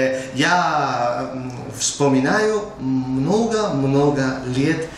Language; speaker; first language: Russian; non-native, learner; Spanish